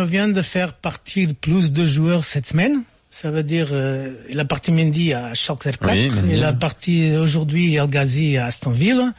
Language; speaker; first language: French; non-native, fluent; Portuguese